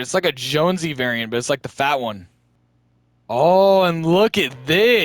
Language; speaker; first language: English; native; English